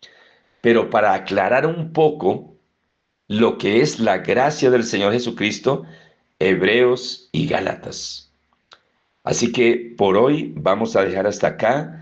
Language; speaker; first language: Spanish; native; Spanish